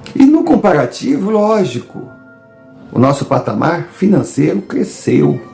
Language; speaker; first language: Portuguese; native; Portuguese